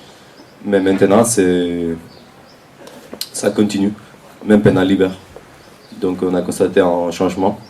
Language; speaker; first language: French; non-native, fluent; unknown